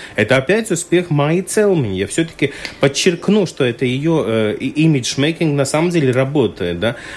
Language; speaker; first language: Russian; non-native, local second language; Latvian